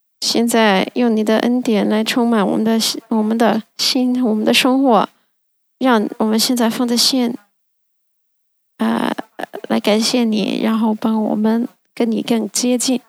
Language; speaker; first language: Chinese; non-native, fluent; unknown